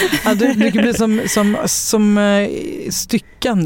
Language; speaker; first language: Swedish; native; Swedish